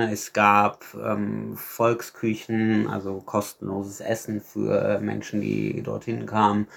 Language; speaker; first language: German; native; German